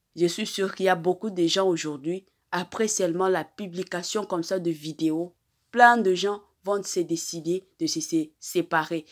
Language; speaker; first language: French; non-native, local second language; Lingala